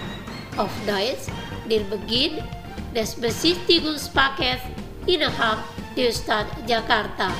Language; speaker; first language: German; non-native, fluent; Indonesian